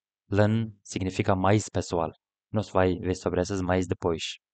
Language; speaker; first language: Portuguese; non-native, learner; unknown